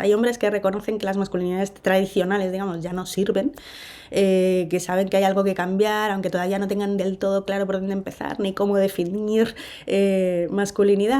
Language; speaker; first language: Spanish; native; Spanish